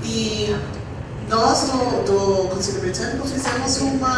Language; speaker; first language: Portuguese; non-native, fluent; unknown